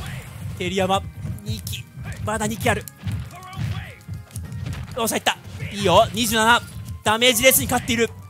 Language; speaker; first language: Japanese; native; Japanese